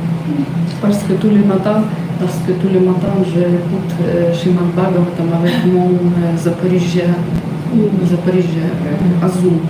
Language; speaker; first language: French; non-native, learner; Russian